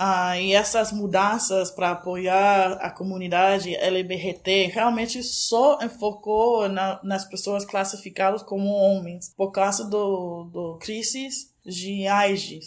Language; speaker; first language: Portuguese; non-native, fluent; English